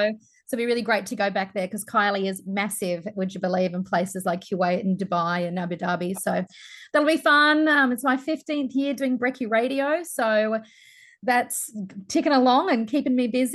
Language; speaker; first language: English; native; English